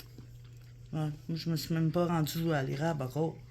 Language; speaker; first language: French; native; French